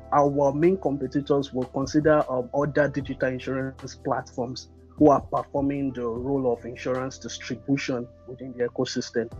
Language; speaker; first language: English; non-native, local second language; Yoruba